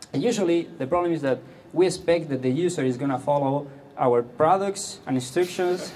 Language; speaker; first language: English; non-native, fluent; Catalan